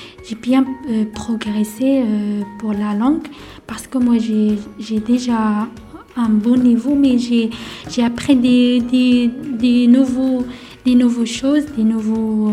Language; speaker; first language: French; non-native, learner; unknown